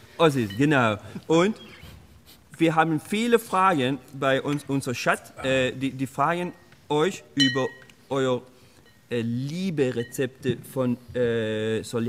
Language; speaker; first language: German; non-native, learner; Swedish